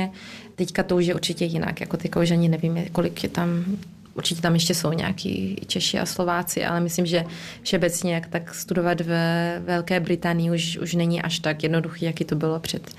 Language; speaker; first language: Czech; early bilingual, heritage; Czech